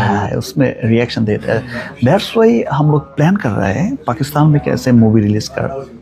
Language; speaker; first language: Hindi; non-native, learner; Bangla